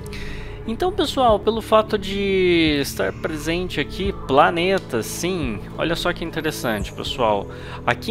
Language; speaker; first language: Portuguese; native; Portuguese